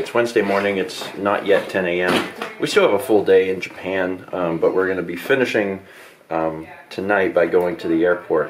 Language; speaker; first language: English; native; English